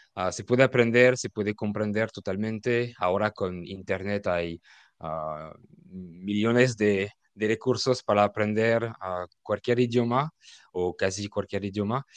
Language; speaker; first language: Spanish; non-native, fluent; French